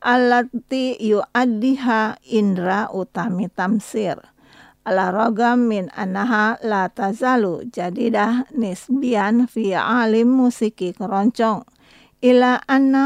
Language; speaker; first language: Arabic; non-native, learner; Indonesian